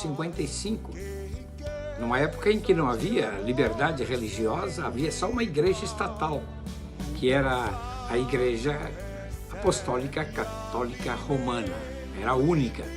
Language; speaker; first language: Portuguese; native; Portuguese